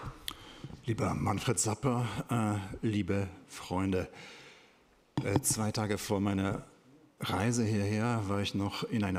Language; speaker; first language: German; non-native, fluent; Ukrainian